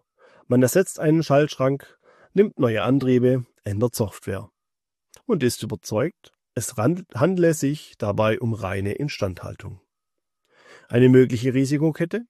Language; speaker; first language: German; native; German